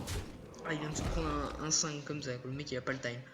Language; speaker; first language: French; native; French